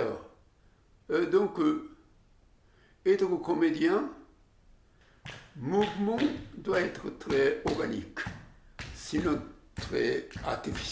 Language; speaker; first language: French; non-native, learner; Japanese